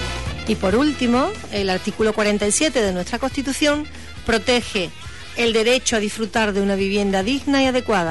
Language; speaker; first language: Spanish; native; Spanish